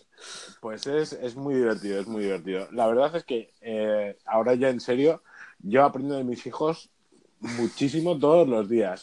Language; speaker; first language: Spanish; native; Spanish